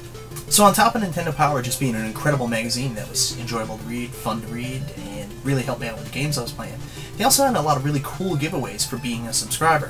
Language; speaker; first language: English; native; English